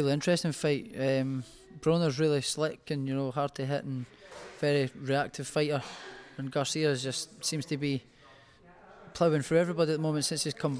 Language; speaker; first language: English; native; English